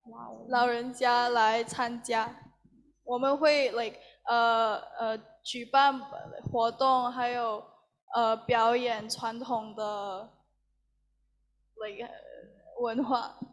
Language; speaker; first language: Chinese; early bilingual, heritage; Chinese